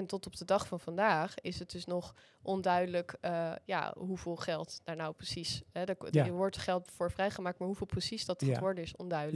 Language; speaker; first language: Dutch; native; Dutch